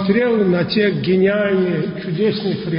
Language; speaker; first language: Russian; non-native, fluent; Polish